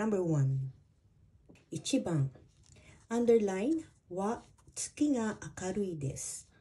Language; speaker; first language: Japanese; non-native, fluent; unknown